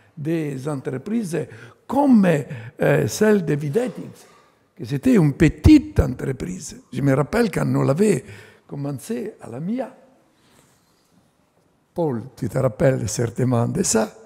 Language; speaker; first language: French; non-native, fluent; Italian